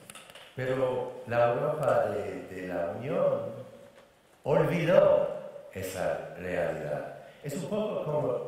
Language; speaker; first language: Spanish; non-native, fluent; English